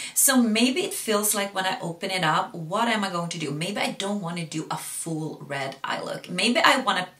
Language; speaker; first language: English; non-native, fluent; Swedish